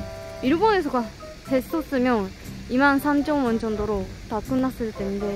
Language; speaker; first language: Korean; non-native, fluent; Japanese